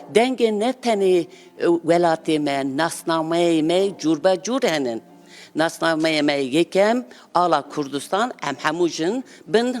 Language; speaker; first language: Kurdish; non-native, local second language; Zaza